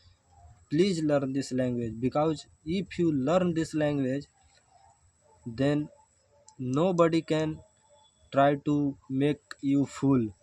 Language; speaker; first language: English; non-native, learner; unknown